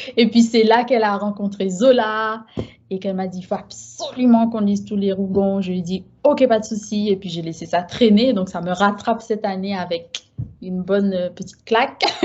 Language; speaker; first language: French; native; French